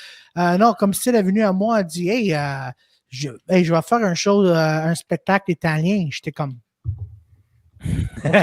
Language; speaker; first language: French; non-native, local second language; English